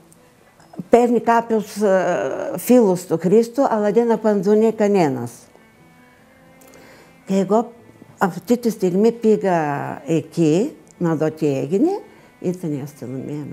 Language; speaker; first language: Greek; non-native, learner; Bulgarian